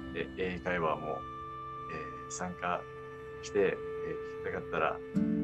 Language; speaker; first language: Japanese; non-native, fluent; English